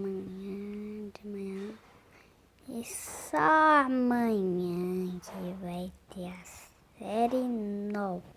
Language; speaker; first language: Portuguese; native; Portuguese